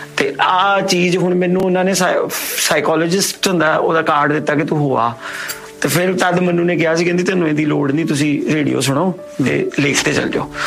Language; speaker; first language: Punjabi; native; Punjabi